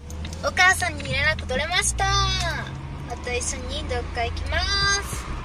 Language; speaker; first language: Japanese; non-native, fluent; German